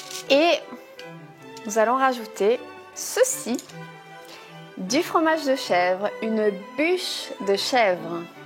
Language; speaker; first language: French; native; French